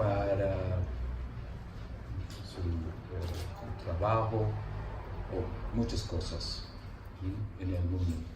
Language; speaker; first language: Spanish; non-native, learner; English